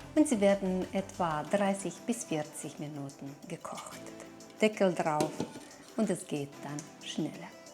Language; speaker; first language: German; non-native, fluent; Romanian